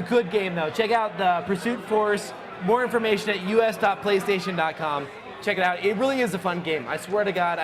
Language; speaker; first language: English; native; English